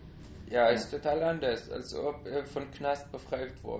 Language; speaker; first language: German; non-native, fluent; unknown